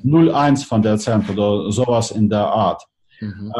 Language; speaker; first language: German; non-native, fluent; Russian